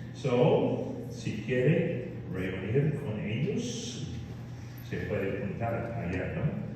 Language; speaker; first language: Spanish; non-native, fluent; English